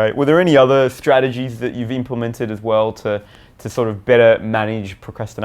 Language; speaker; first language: English; native; English